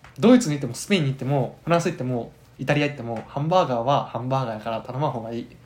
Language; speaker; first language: Japanese; native; Japanese